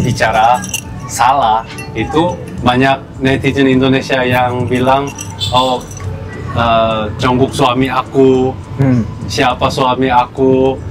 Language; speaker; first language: Indonesian; non-native, fluent; Korean